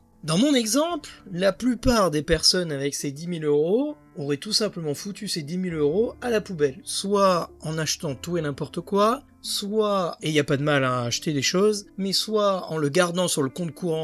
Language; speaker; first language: French; native; French